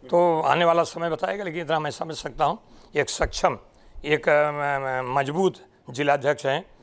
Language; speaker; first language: Hindi; non-native, local second language; Marathi